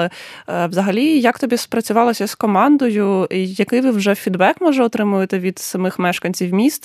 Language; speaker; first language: Ukrainian; native; Ukrainian